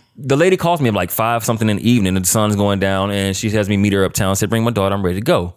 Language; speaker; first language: English; native; English